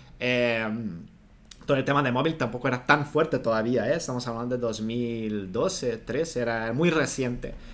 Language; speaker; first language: Spanish; non-native, fluent; Portuguese